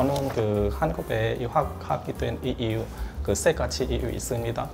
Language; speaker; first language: Korean; non-native, learner; Vietnamese